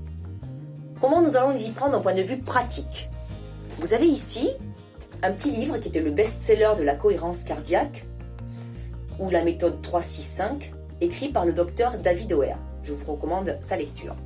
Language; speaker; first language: French; native; French